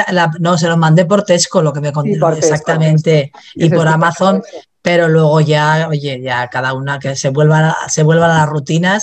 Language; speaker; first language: Spanish; native; Spanish